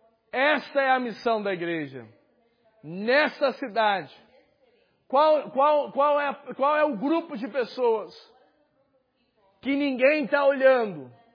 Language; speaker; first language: Portuguese; native; Portuguese